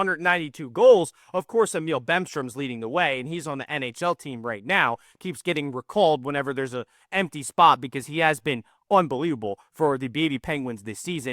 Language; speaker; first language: English; native; English